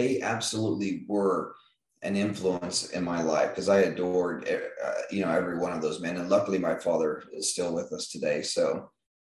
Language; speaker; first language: English; native; English